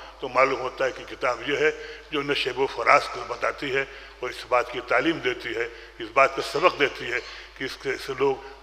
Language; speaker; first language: Urdu; native; Urdu